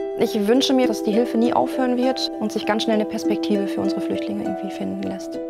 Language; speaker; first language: German; early bilingual, other home language; Arabic